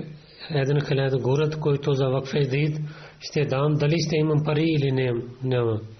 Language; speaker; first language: Bulgarian; non-native, fluent; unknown